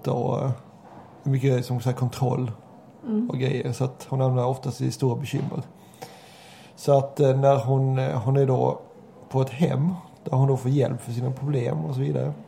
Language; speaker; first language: Swedish; native; Swedish